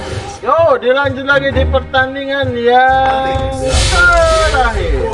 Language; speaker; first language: Indonesian; native; Indonesian